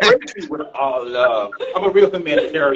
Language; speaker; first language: English; native; English